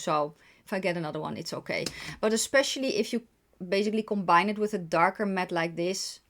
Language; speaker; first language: English; non-native, fluent; Dutch